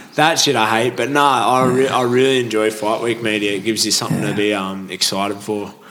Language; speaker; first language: English; native; English